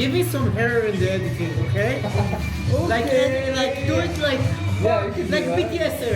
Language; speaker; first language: English; non-native, learner; Georgian